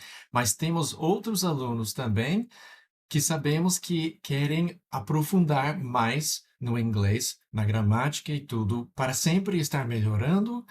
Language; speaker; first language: Portuguese; non-native, fluent; English